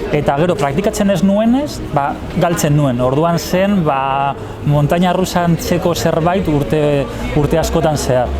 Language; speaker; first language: Basque; non-native, local second language; Spanish